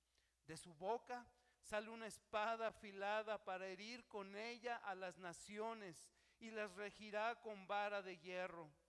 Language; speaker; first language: Spanish; native; Spanish